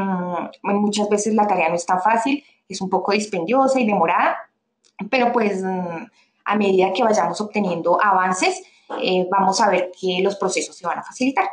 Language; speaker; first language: Spanish; native; Spanish